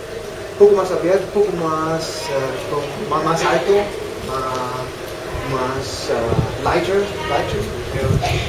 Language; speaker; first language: Spanish; non-native, fluent; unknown